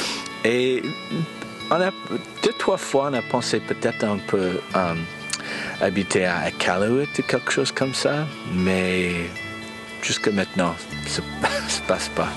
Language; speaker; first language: French; non-native, learner; English